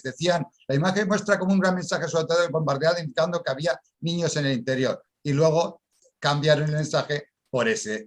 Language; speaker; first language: Spanish; native; Spanish